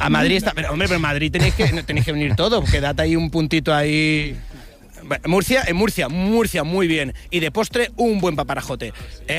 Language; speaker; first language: Spanish; native; Spanish